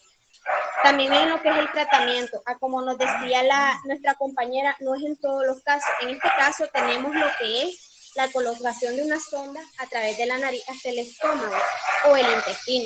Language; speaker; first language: Spanish; native; Spanish